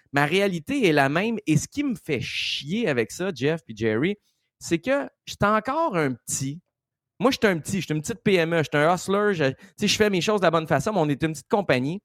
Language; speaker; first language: French; native; French